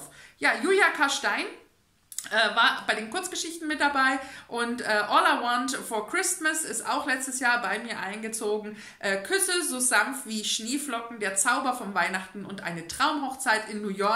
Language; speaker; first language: German; native; German